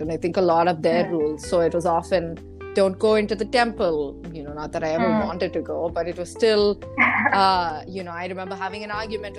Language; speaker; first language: English; non-native, local second language; Tamil